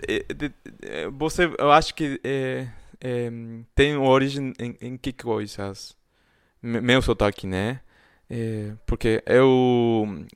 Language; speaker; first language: Portuguese; non-native, fluent; Spanish